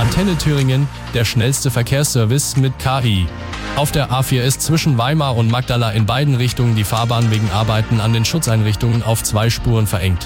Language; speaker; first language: German; native; German